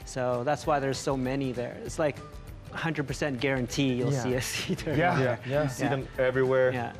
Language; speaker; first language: English; native; English